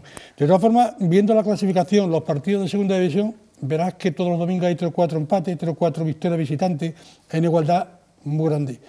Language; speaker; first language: Spanish; native; Spanish